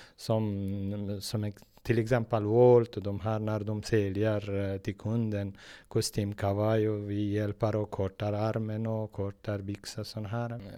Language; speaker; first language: Swedish; non-native, learner; Persian